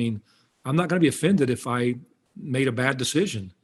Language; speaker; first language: English; native; English